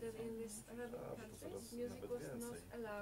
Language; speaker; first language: English; non-native, fluent; Polish